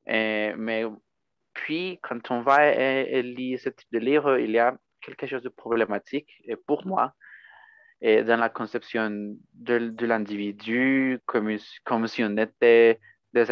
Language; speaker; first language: French; non-native, fluent; Spanish